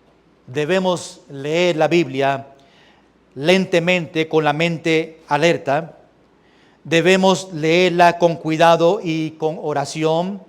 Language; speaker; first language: Spanish; early bilingual, heritage; Spanish